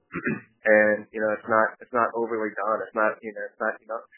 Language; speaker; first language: English; early bilingual, other home language; Japanese